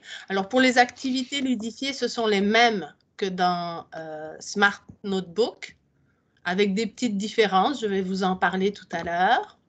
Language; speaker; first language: French; native; French